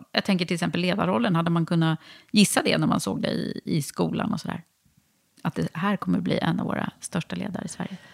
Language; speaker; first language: Swedish; native; Swedish